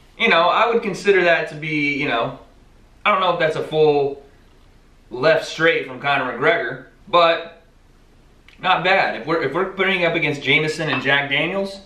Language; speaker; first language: English; native; English